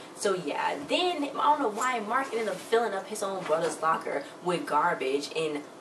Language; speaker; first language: English; native; English